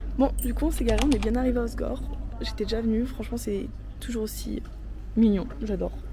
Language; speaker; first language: French; native; French